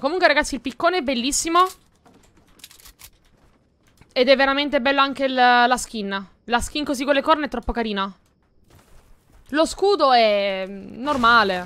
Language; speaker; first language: Italian; native; Italian